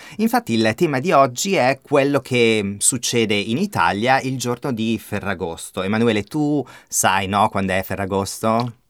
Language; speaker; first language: Italian; native; Italian